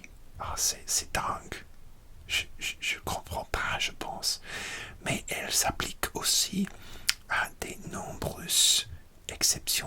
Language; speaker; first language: French; non-native, learner; English